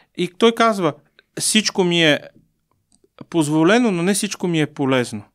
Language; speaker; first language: Bulgarian; native; Bulgarian